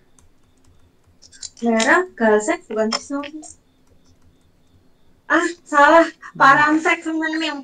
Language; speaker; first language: Korean; non-native, learner; Indonesian